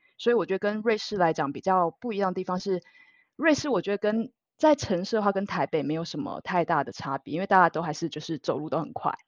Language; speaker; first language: Chinese; native; Chinese